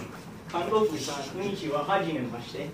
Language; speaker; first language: Japanese; non-native, learner; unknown